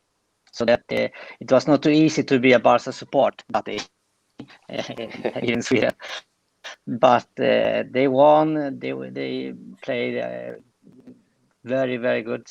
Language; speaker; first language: English; non-native, fluent; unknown